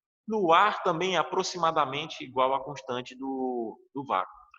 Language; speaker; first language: Portuguese; native; Portuguese